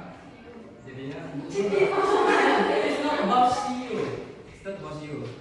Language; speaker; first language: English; non-native, learner; Indonesian